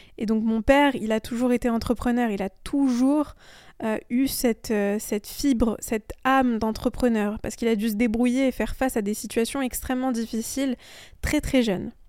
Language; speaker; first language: French; early bilingual, other home language; Persian